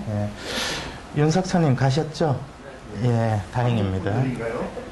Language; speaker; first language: Korean; native; Korean